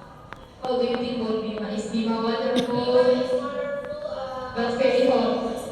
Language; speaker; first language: English; non-native, learner; Indonesian